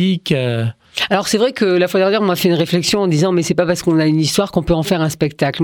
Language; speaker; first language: French; early bilingual, other home language; Arabic